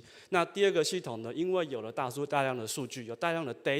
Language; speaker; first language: Chinese; native; Chinese